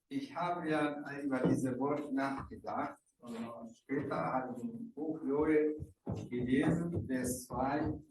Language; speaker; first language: German; non-native, fluent; Rundi